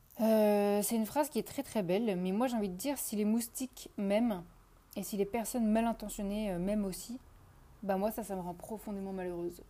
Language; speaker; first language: French; native; French